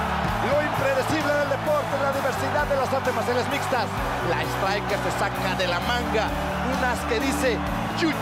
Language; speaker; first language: Spanish; native; Spanish